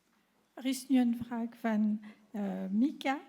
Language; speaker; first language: Dutch; non-native, local second language; French